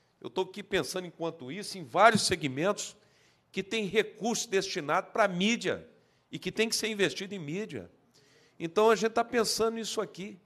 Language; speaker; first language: Portuguese; native; Portuguese